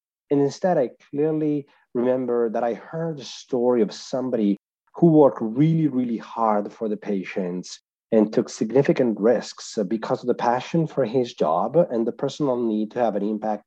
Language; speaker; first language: English; non-native, fluent; Italian